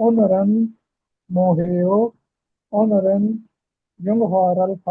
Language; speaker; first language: Korean; non-native, learner; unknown